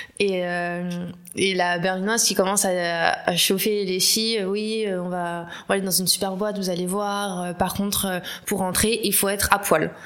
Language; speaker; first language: French; native; French